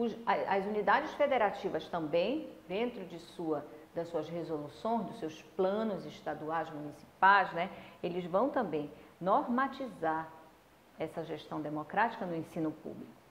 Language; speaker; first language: Portuguese; native; Portuguese